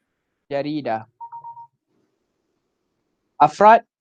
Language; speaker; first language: Arabic; non-native, fluent; Malay